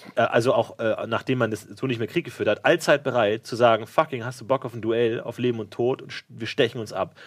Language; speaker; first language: German; native; German